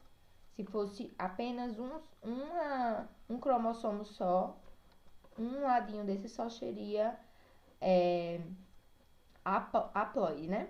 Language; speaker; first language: Portuguese; native; Portuguese